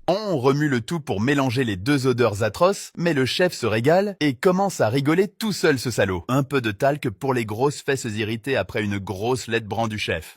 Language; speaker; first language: French; native; French